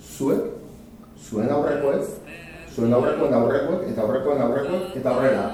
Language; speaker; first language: Basque; non-native, local second language; Spanish